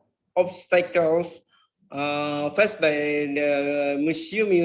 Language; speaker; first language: English; non-native, fluent; Indonesian